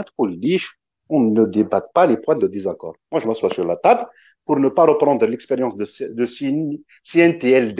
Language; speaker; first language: French; non-native, local second language; Kabyle